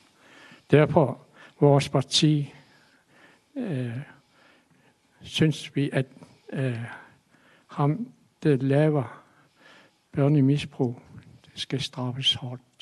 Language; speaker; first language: Danish; non-native, local second language; Kalaallisut